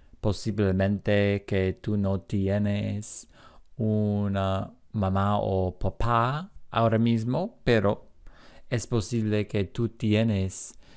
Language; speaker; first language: Spanish; non-native, fluent; English